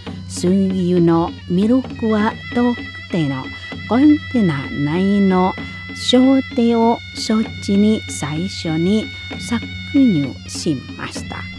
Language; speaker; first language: Japanese; non-native, learner; Indonesian